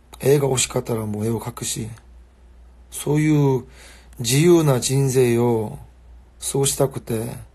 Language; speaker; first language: Japanese; non-native, fluent; Korean